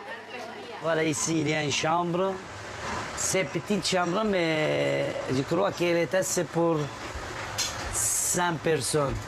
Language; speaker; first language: French; non-native, fluent; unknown